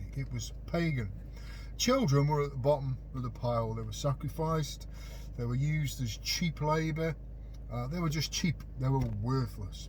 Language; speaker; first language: English; native; English